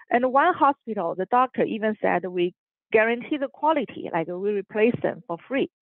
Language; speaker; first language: English; non-native, fluent; Chinese